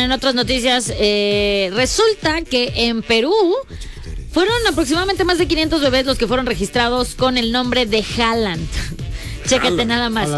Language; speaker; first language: Spanish; native; Spanish